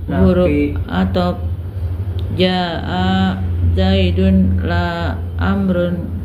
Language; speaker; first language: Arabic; non-native, learner; Indonesian